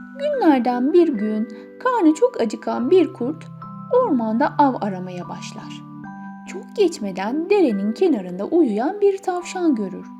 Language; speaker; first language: Turkish; native; Turkish